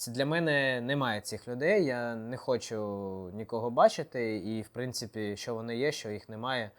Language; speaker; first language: Ukrainian; non-native, local second language; Russian